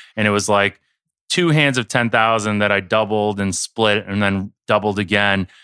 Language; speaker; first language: English; early bilingual, other home language; Chinese